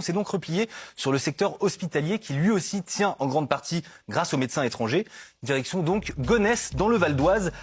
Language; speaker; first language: French; native; French